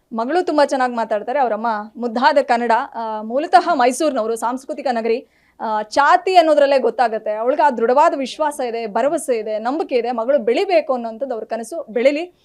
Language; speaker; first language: Kannada; native; Kannada